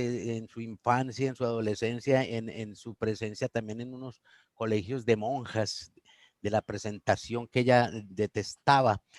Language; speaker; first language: Spanish; native; Spanish